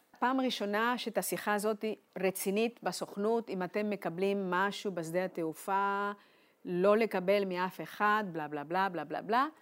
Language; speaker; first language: Hebrew; non-native, fluent; Spanish